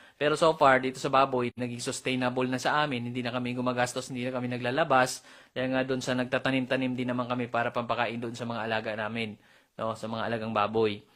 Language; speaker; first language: Filipino; non-native, local second language; Cebuano